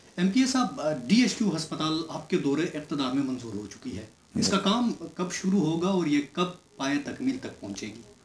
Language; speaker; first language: Urdu; native; Urdu